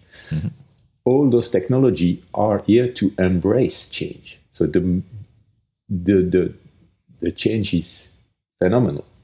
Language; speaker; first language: English; non-native, fluent; French